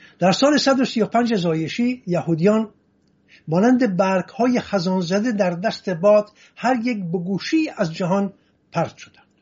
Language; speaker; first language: Persian; non-native, local second language; Assyrian Neo-Aramaic